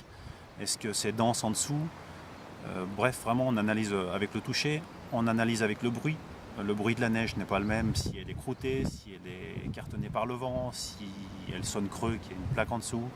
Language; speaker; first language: French; native; French